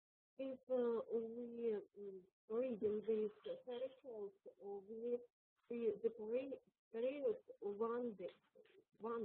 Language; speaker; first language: English; non-native, learner; Russian